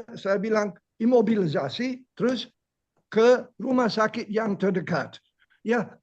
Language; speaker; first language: Indonesian; non-native, fluent; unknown